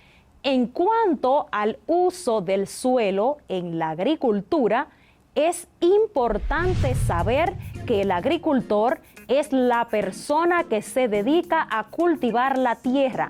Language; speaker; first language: Spanish; native; Spanish